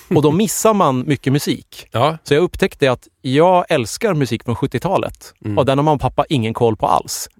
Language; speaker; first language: Swedish; native; Swedish